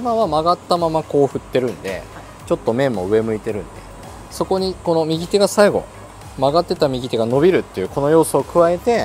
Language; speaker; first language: Japanese; native; Japanese